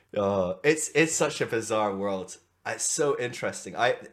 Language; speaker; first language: English; native; English